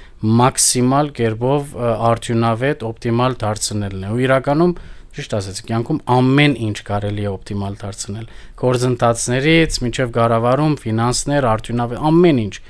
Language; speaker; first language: Armenian; early bilingual, heritage; Armenian